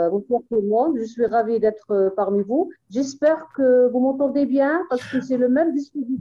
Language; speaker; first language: French; non-native, local second language; Arabic